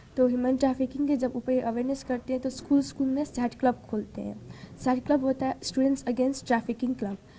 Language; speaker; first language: Hindi; non-native, local second language; Nepali